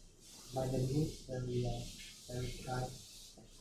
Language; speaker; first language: English; non-native, learner; Vietnamese